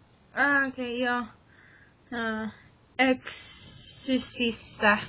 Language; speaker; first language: Finnish; non-native, learner; English